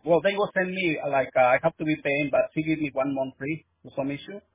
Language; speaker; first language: English; non-native, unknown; Spanish